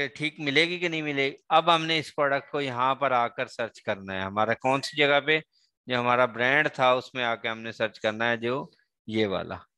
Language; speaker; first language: Urdu; non-native, local second language; Sindhi